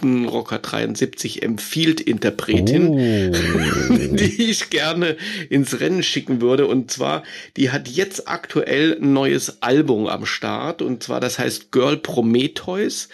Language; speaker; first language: German; native; German